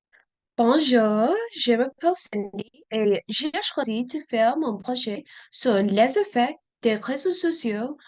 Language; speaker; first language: French; non-native, learner; English